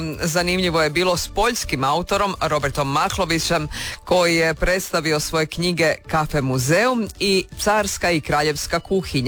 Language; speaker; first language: Serbian; native; Serbian